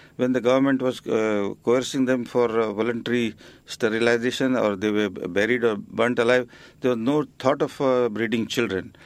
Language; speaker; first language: English; non-native, local second language; Marathi